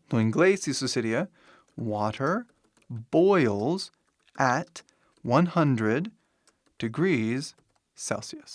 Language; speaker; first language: Portuguese; non-native, fluent; English